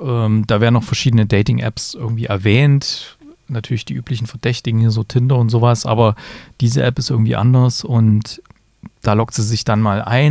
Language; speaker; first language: German; native; German